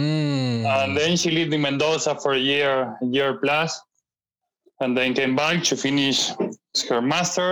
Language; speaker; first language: English; non-native, fluent; Spanish